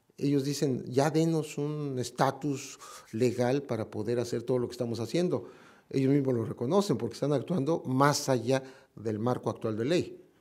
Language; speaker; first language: Spanish; native; Spanish